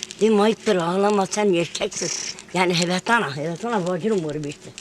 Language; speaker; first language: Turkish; non-native, local second language; Zaza